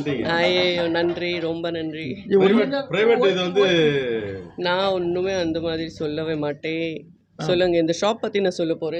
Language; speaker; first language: Tamil; non-native, fluent; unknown